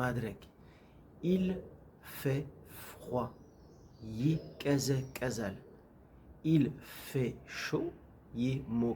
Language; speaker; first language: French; non-native, fluent; Amharic